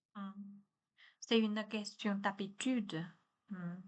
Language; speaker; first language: French; non-native, learner; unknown